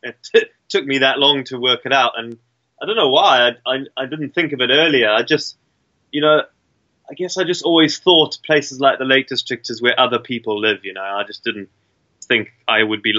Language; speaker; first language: English; native; English